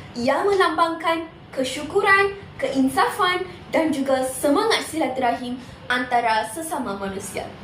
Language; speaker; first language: Malay; non-native, local second language; Tamil